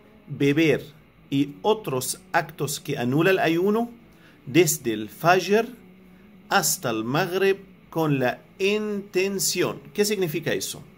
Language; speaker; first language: Spanish; non-native, fluent; Arabic